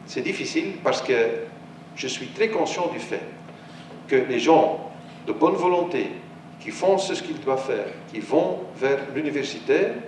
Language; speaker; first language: French; non-native, local second language; Dutch